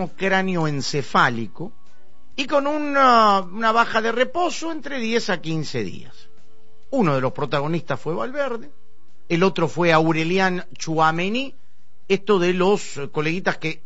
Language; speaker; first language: Spanish; native; Spanish